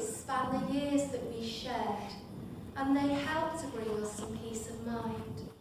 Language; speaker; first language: English; native; English